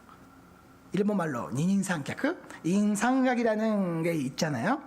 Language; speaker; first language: Korean; non-native, fluent; Japanese